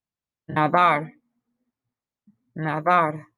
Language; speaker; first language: Spanish; non-native, fluent; English